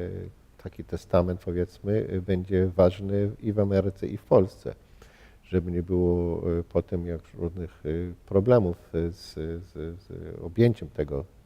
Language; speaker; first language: Polish; early bilingual, heritage; Polish